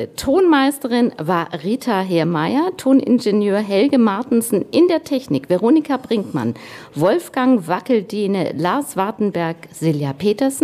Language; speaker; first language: German; native; German